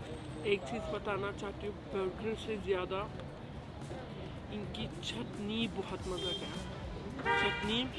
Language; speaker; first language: Hindi; non-native, learner; Turkish